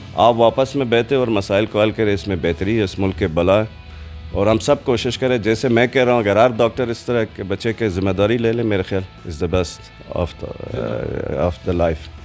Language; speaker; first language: Urdu; non-native, local second language; Punjabi